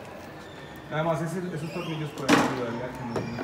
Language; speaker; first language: Spanish; native; Spanish